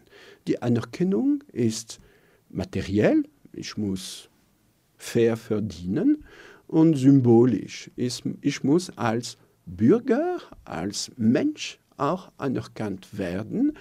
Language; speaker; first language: German; non-native, local second language; French